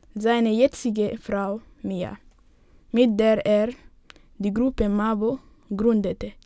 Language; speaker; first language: German; non-native, learner; Wolof